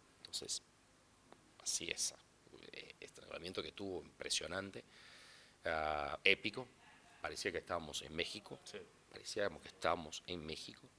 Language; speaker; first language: Spanish; non-native, fluent; Portuguese